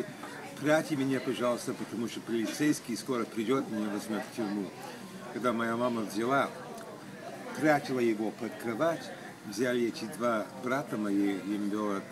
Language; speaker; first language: Russian; early bilingual, heritage; Russian